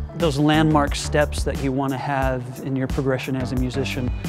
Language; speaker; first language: English; native; English